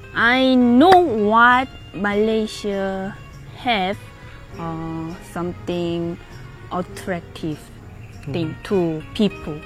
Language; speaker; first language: English; non-native, learner; Korean